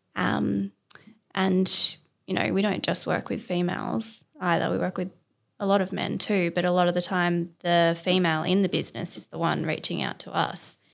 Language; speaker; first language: English; native; English